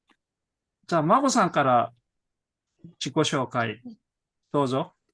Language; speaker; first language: Japanese; non-native, fluent; Korean